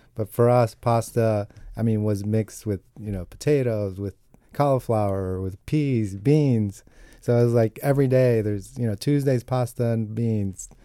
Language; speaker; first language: English; non-native, fluent; Italian